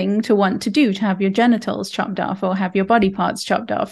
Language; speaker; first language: English; native; English